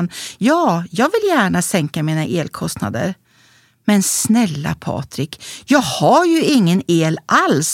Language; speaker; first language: Swedish; native; Swedish